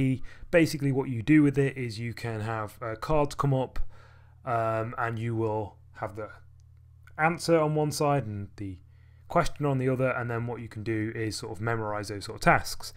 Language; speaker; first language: English; native; English